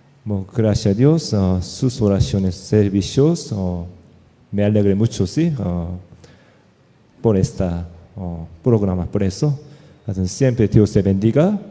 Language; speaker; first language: Spanish; non-native, learner; Korean